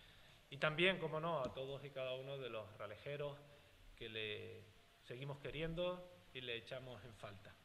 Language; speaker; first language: Spanish; native; Spanish